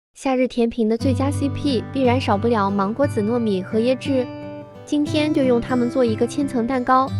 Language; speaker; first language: Chinese; native; Chinese